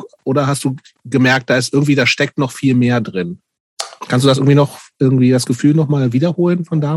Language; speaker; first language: German; native; German